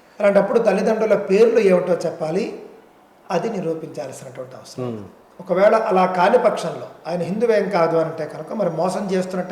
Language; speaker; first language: Telugu; native; Telugu